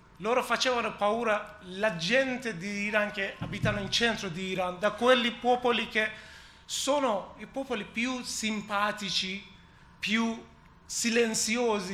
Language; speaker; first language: Italian; non-native, learner; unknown